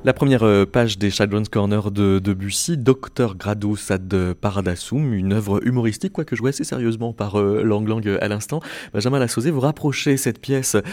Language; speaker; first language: French; native; French